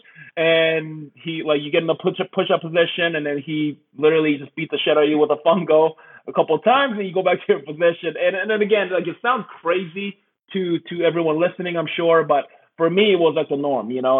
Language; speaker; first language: English; early bilingual, other home language; Korean